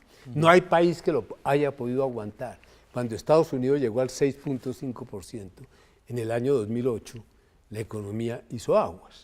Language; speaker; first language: Spanish; native; Spanish